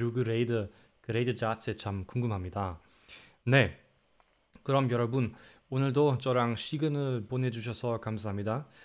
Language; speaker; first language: Korean; non-native, fluent; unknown